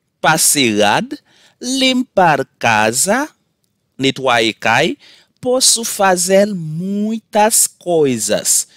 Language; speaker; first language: Portuguese; non-native, learner; Haitian Creole